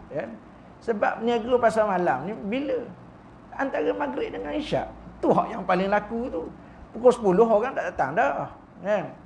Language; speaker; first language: Malay; native; Malay